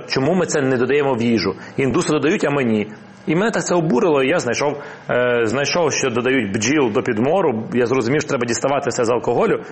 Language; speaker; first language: Ukrainian; non-native, local second language; Russian